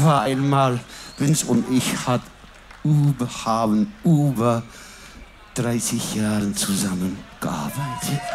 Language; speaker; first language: German; non-native, learner; English